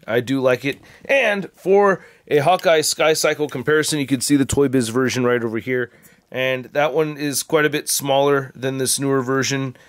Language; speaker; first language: English; native; English